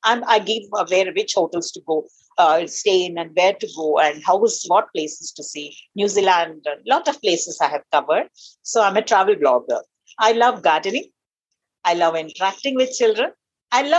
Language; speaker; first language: English; non-native, local second language; Telugu